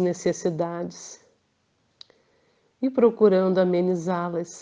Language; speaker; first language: Portuguese; native; Portuguese